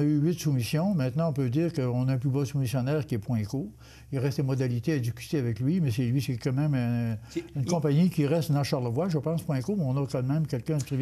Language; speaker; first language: French; native; French